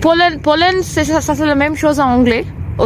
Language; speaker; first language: French; non-native, learner; Telugu